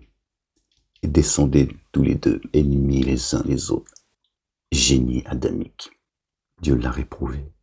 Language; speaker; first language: French; native; French